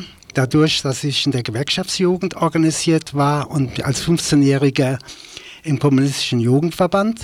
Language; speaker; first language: German; native; German